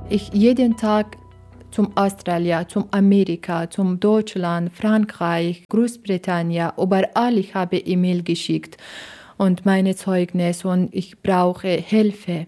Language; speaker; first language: German; non-native, learner; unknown